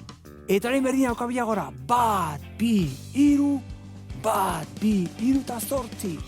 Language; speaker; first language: Basque; native; Basque